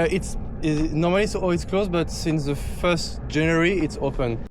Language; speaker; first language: English; non-native, learner; French